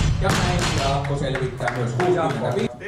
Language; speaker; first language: Finnish; native; Finnish